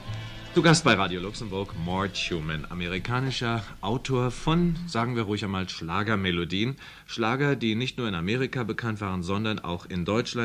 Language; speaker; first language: German; native; German